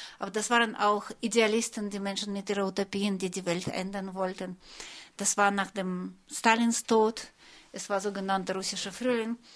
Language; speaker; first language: German; non-native, fluent; Russian